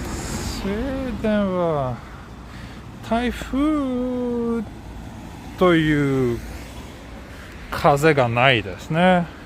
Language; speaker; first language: Japanese; non-native, fluent; Swedish